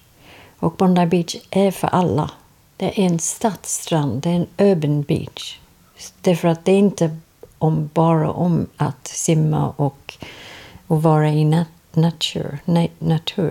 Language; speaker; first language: Swedish; non-native, fluent; English